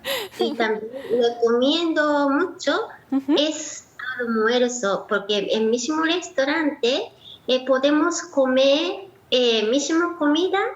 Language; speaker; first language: Spanish; non-native, learner; Japanese